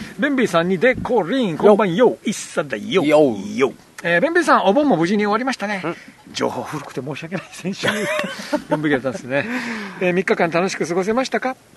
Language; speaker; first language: Japanese; native; Japanese